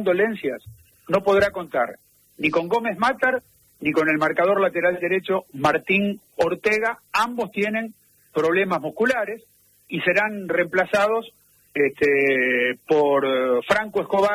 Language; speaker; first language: Spanish; native; Spanish